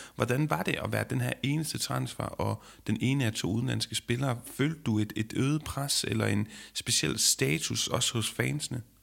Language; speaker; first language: Danish; native; Danish